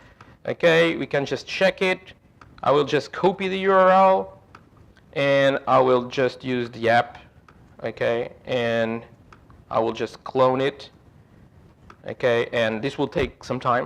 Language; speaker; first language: English; non-native, fluent; Portuguese